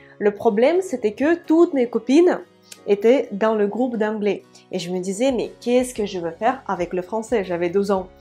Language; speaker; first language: French; non-native, fluent; Russian